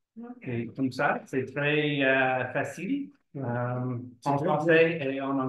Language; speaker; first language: French; non-native, learner; English